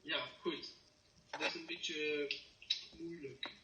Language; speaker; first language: Dutch; non-native, learner; French